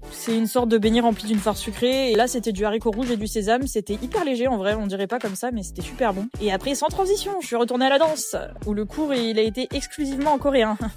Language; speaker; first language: French; native; French